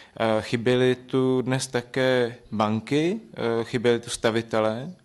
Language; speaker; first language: Czech; native; Czech